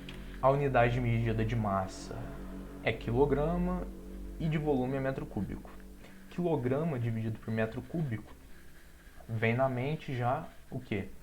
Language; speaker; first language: Portuguese; native; Portuguese